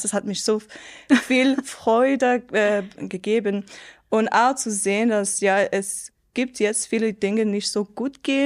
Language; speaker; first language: German; non-native, local second language; French